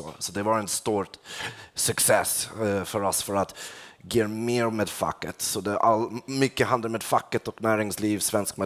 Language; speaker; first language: Swedish; non-native, fluent; English